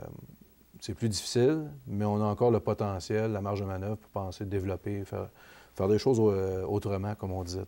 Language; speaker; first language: French; native; French